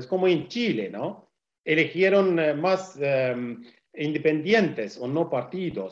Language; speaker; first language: Spanish; non-native, learner; Kurdish